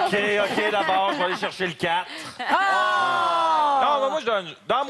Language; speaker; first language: French; native; French